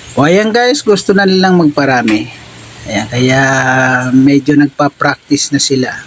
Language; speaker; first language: Filipino; non-native, local second language; Bikol